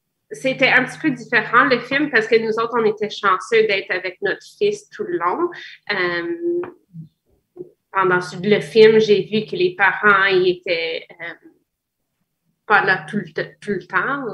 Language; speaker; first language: French; non-native, fluent; English